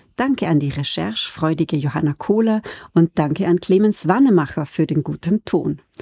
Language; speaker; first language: German; native; German